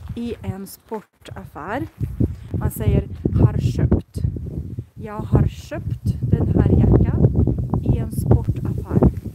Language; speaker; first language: Swedish; non-native, fluent; Russian